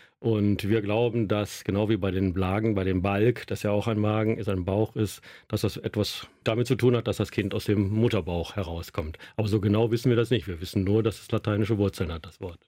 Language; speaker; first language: German; native; German